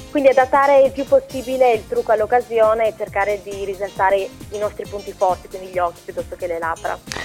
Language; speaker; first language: Italian; early bilingual, other home language; Albanian